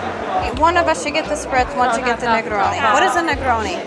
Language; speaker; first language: English; native; English